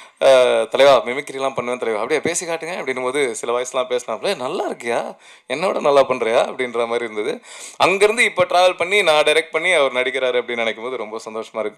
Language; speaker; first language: Tamil; native; Tamil